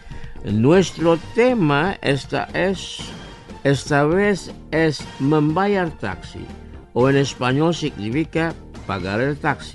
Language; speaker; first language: Spanish; non-native, fluent; Indonesian